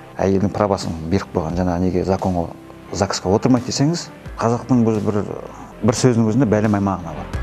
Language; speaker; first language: Kazakh; non-native, local second language; Russian